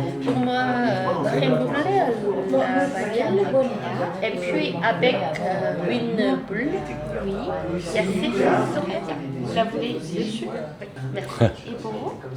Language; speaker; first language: French; native; French